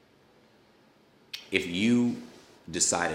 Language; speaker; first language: English; native; English